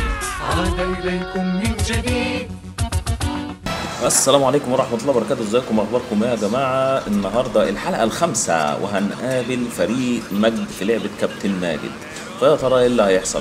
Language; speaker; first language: Arabic; native; Arabic